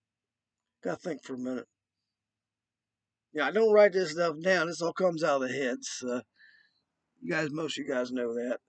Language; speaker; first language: English; native; English